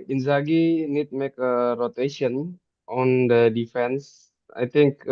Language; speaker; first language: English; non-native, fluent; Indonesian